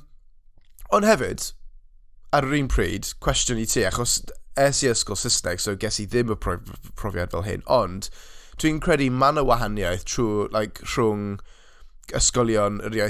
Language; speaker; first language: Welsh; non-native, local second language; English